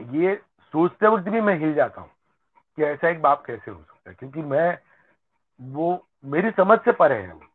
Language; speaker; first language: Hindi; non-native, local second language; Gujarati